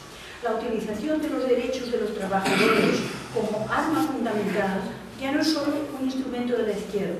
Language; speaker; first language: Catalan; native; Catalan